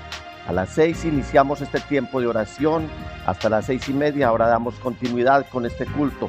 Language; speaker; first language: Spanish; native; Spanish